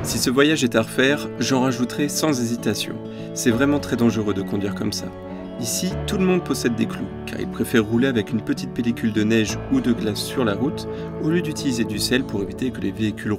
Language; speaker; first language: French; native; French